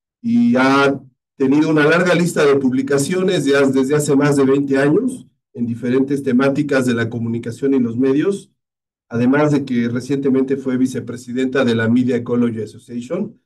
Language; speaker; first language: Spanish; native; Spanish